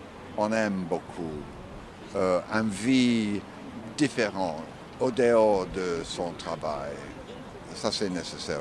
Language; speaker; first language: French; non-native, learner; English